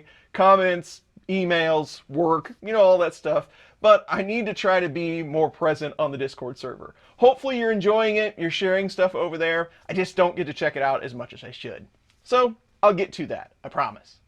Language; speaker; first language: English; native; English